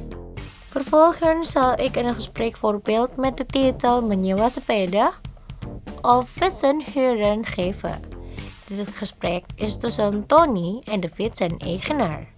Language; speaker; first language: Dutch; non-native, learner; Indonesian